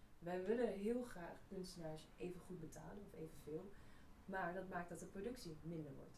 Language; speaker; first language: Dutch; native; Dutch